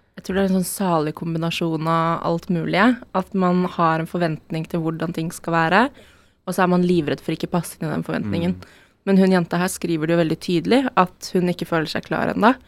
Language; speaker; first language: Norwegian; native; Norwegian